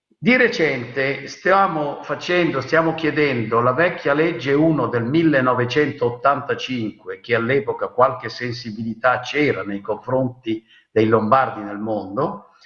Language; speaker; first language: Italian; native; Italian